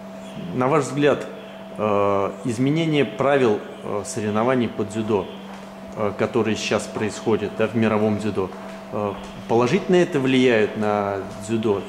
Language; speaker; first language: Russian; native; Russian